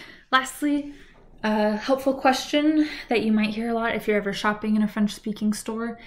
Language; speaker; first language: English; native; English